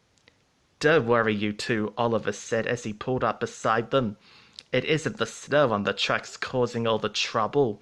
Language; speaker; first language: English; native; English